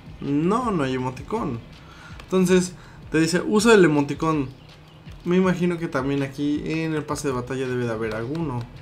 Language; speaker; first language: Spanish; native; Spanish